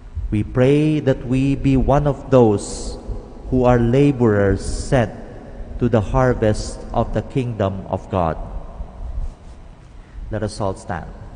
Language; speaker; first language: English; non-native, local second language; Filipino